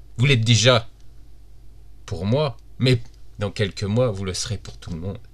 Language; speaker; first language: French; native; French